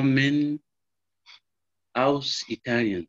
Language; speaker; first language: German; non-native, learner; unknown